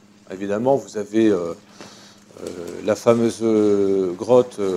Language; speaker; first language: French; native; French